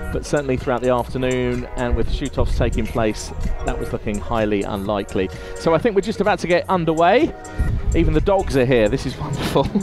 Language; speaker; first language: English; native; English